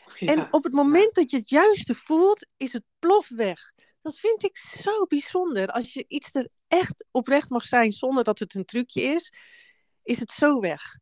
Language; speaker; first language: Dutch; native; Dutch